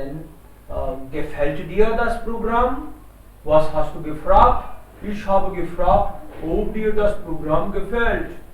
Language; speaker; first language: German; non-native, fluent; Hindi